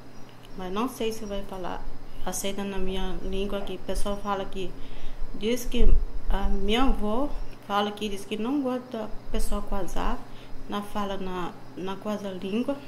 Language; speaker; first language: Portuguese; non-native, local second language; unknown